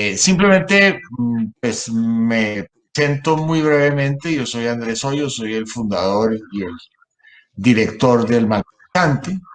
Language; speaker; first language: Spanish; native; Spanish